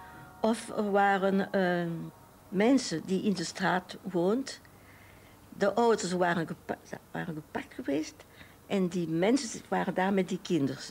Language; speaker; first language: Dutch; non-native, local second language; French